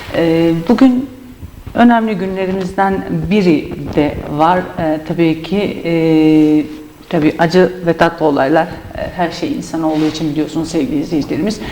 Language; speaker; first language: Turkish; native; Turkish